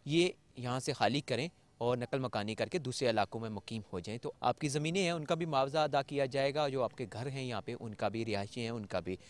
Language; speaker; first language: Urdu; non-native, local second language; Pahari-Potwari